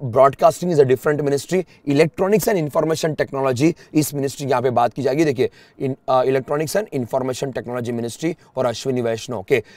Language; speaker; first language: Hindi; native; Hindi